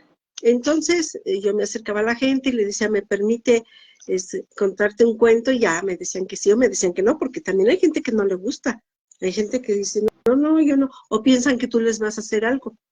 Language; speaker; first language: Spanish; native; Spanish